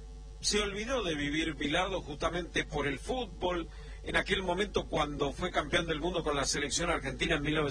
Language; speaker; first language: Spanish; native; Spanish